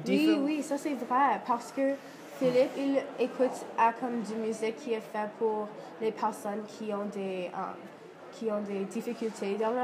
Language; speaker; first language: French; non-native, learner; English